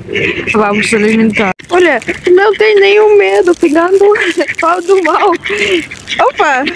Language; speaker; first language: Portuguese; non-native, learner; Russian